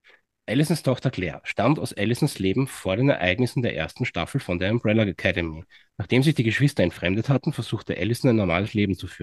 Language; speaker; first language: German; native; German